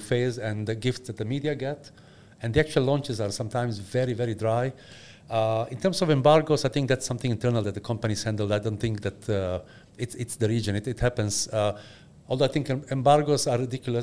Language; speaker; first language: English; non-native, fluent; Bosnian